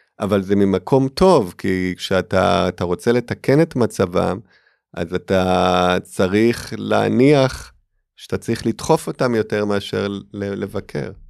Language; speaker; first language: Hebrew; native; Hebrew